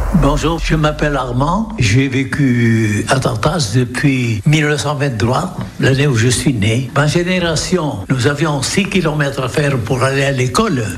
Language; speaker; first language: French; non-native, local second language; Occitan